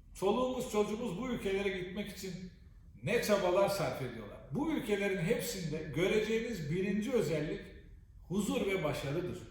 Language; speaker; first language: Turkish; native; Turkish